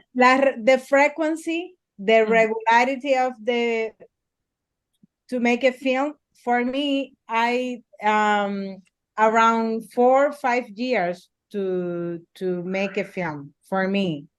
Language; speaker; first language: English; non-native, learner; Spanish